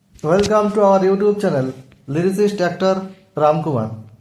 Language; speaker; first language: English; non-native, local second language; Bangla